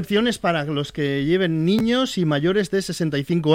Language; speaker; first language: Spanish; native; Spanish